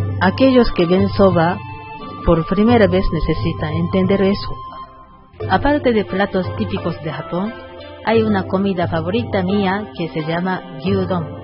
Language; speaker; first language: Spanish; non-native, learner; Japanese